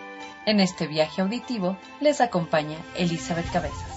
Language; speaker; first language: Spanish; native; Spanish